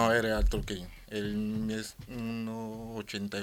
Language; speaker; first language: Spanish; non-native, learner; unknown